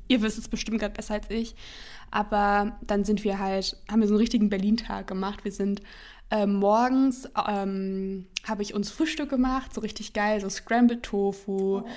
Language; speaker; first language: German; native; German